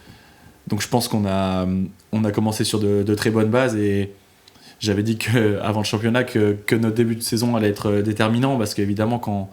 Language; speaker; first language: French; native; French